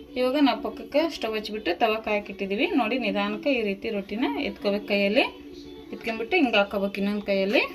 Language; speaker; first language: Kannada; native; Kannada